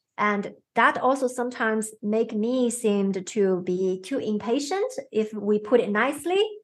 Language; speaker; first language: English; non-native, fluent; Chinese